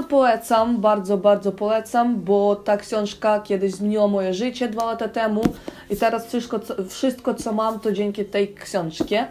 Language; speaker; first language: Polish; non-native, learner; Ukrainian